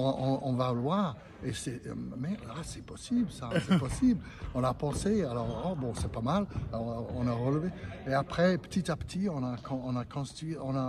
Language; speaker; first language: French; non-native, fluent; English